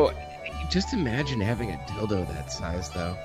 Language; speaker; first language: English; native; English